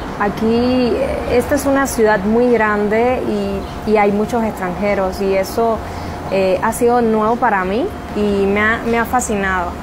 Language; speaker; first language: Spanish; native; Spanish